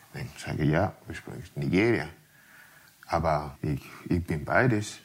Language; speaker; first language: German; non-native, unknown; Yoruba